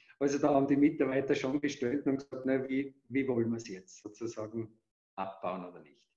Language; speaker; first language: German; native; German